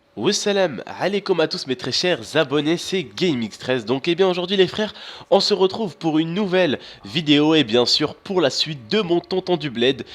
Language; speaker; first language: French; early bilingual, other home language; Arabic